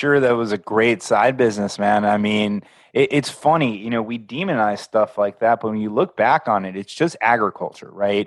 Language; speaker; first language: English; native; English